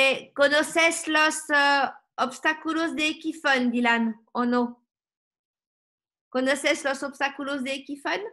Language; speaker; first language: Spanish; non-native, learner; French